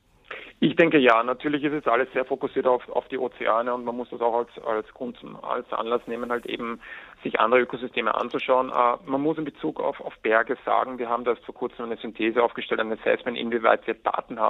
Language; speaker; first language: German; native; German